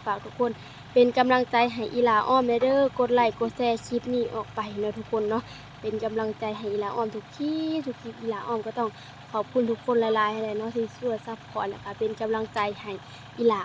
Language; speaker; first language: Thai; non-native, local second language; Lao